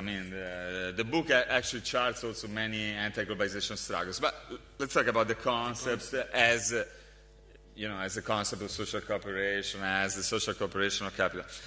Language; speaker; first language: English; non-native, fluent; Italian